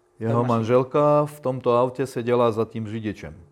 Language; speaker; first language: Czech; non-native, learner; Russian